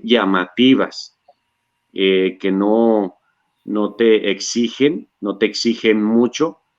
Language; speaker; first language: Spanish; native; Spanish